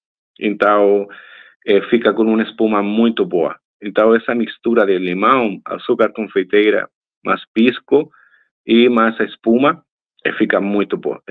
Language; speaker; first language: Portuguese; non-native, fluent; Spanish